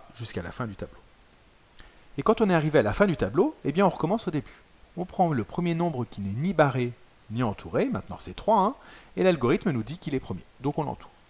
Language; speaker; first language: French; native; French